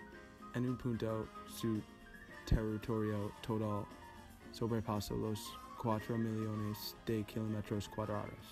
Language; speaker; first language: Spanish; non-native, learner; English